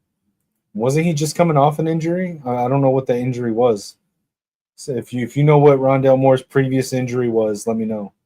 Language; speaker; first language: English; native; English